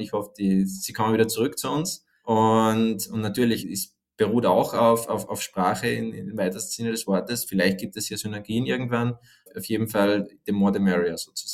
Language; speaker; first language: German; native; German